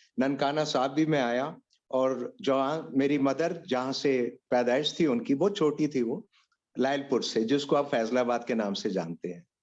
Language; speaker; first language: Hindi; non-native, local second language; Punjabi